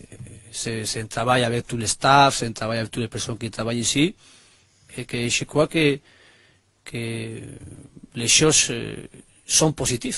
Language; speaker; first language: French; non-native, learner; Spanish